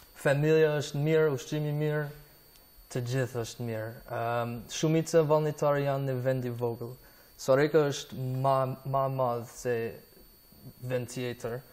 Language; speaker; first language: Albanian; non-native, learner; English